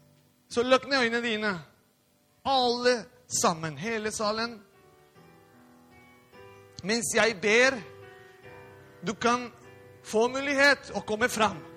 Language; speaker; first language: Norwegian; non-native, fluent; Spanish